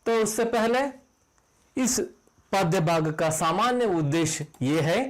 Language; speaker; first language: Hindi; non-native, local second language; Kannada